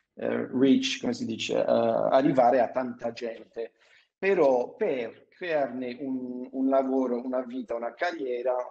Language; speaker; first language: Italian; non-native, fluent; English